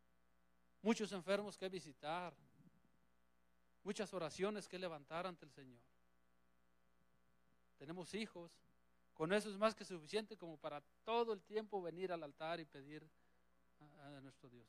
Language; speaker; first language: Spanish; native; Spanish